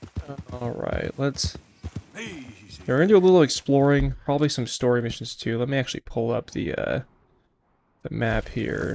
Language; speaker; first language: English; native; English